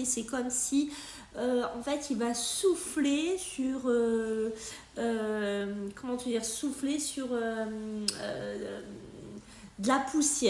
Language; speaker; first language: French; native; French